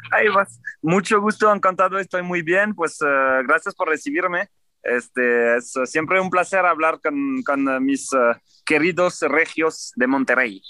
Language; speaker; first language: Spanish; non-native, fluent; French